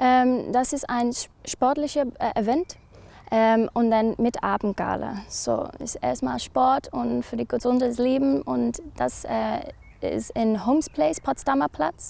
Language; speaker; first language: German; non-native, learner; English